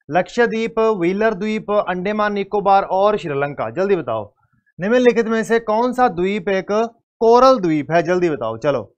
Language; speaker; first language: Hindi; native; Hindi